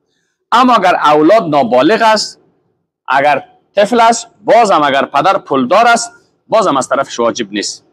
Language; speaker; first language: Persian; native; Persian